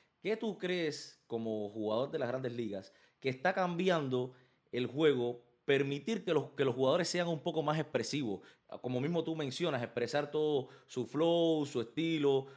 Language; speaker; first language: Spanish; native; Spanish